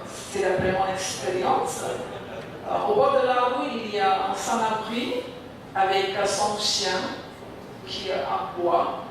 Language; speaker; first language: French; non-native, fluent; Indonesian